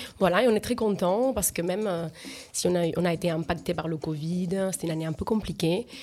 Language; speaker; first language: French; non-native, fluent; Spanish